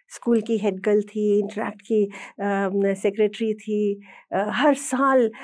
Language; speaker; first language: Hindi; native; Hindi